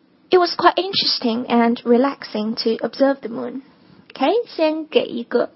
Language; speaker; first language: English; non-native, fluent; Chinese